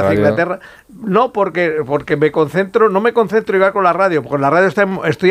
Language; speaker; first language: Spanish; native; Spanish